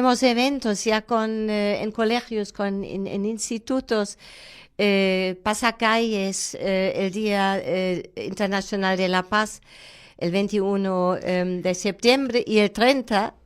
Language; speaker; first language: Spanish; non-native, fluent; German